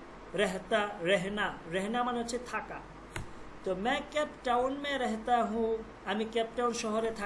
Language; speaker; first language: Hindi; non-native, fluent; Bangla